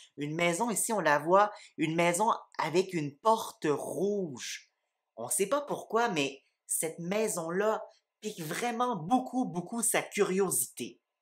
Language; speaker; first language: French; native; French